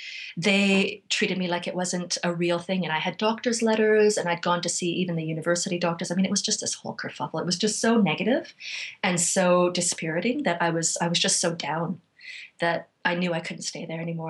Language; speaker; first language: English; native; English